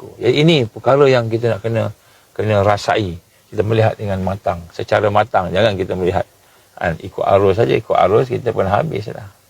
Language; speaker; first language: Malay; native; Malay